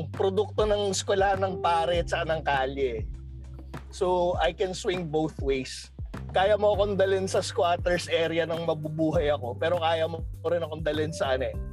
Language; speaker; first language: Filipino; native; Filipino